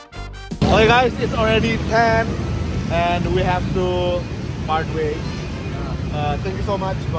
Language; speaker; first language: English; non-native, fluent; Indonesian